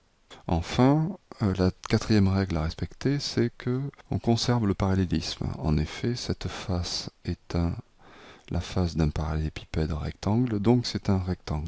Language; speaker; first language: French; native; French